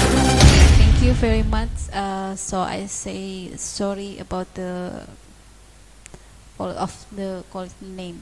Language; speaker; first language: English; non-native, learner; Indonesian